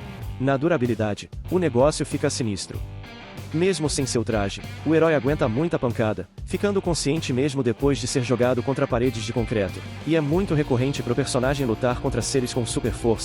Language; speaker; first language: Portuguese; native; Portuguese